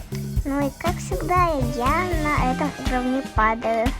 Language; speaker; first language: Russian; native; Russian